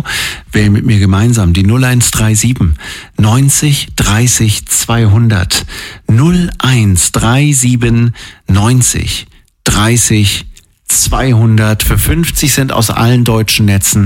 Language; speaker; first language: German; native; German